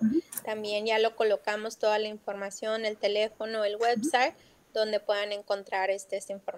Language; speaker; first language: Spanish; native; Spanish